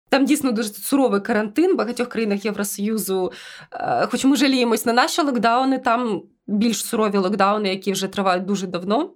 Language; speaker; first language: Ukrainian; native; Ukrainian